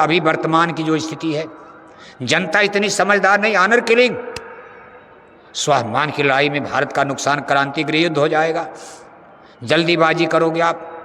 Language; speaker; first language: Hindi; native; Hindi